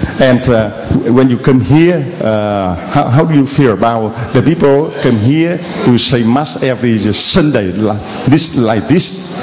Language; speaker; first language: English; non-native, learner; Vietnamese